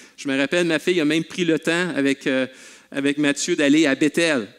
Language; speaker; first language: French; native; French